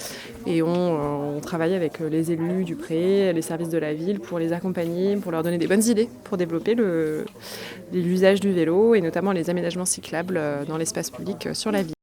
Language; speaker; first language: French; native; French